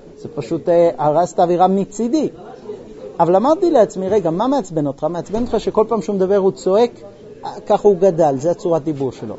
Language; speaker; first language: Hebrew; non-native, fluent; English